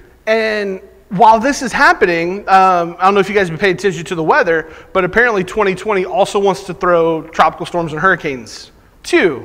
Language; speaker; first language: English; native; English